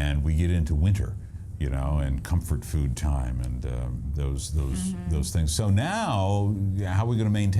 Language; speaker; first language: English; native; English